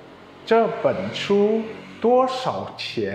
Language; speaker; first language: Chinese; non-native, fluent; Indonesian